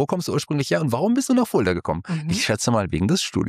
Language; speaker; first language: German; native; German